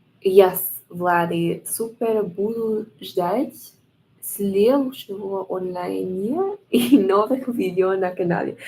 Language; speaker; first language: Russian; non-native, learner; English